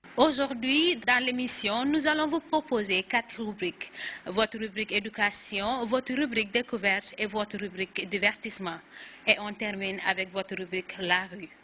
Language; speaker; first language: French; non-native, fluent; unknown